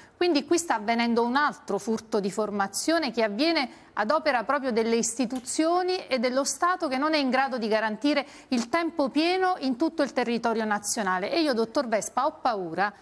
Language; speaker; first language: Italian; native; Italian